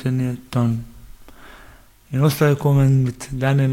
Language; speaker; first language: German; non-native, learner; Baluchi